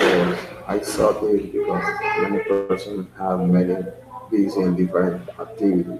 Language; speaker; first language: English; non-native, learner; Spanish